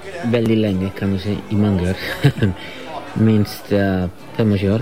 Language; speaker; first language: Norwegian; non-native, fluent; Spanish